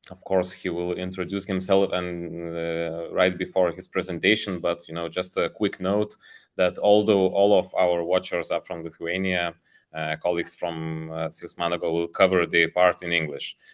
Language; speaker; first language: English; non-native, fluent; Lithuanian